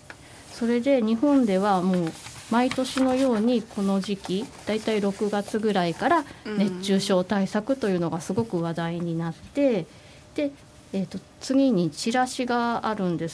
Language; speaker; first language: Japanese; native; Japanese